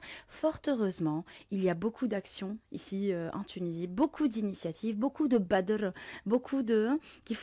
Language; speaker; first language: French; non-native, local second language; Arabic